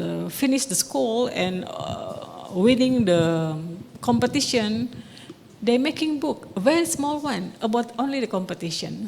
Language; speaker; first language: English; non-native, local second language; Indonesian